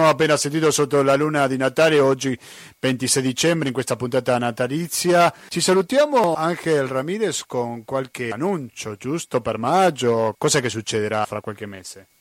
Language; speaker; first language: Italian; non-native, fluent; Spanish